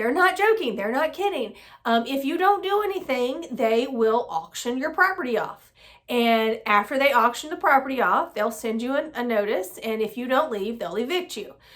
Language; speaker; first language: English; native; English